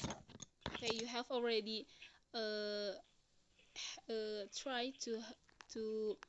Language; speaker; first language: English; non-native, learner; Indonesian